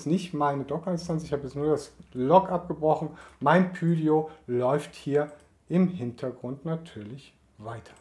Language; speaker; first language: German; native; German